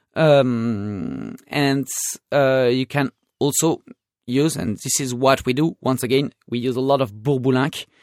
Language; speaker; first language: English; non-native, fluent; French